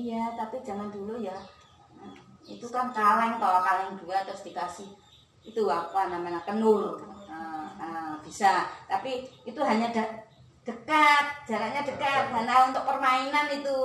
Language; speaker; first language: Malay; non-native, local second language; Javanese